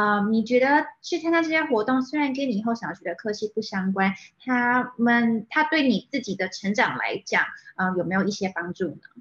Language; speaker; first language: Chinese; early bilingual, other home language; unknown